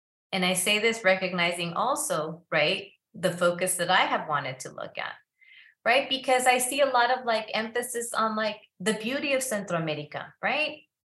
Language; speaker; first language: English; early bilingual, other home language; Spanish